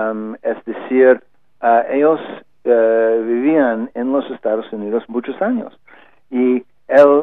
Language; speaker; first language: Spanish; non-native, learner; English